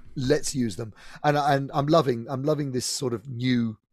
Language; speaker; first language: English; native; English